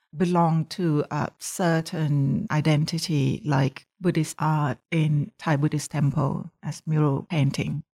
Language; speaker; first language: English; non-native, fluent; Thai